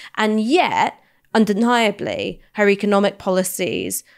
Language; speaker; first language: English; native; English